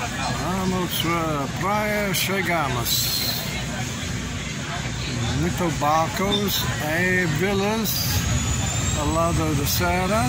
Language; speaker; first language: Portuguese; non-native, learner; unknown